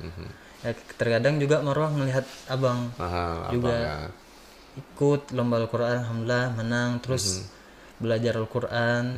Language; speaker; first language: Indonesian; native; Indonesian